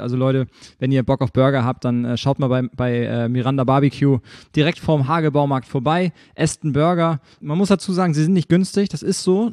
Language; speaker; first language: German; native; German